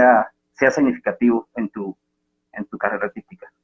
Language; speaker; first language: Spanish; native; Spanish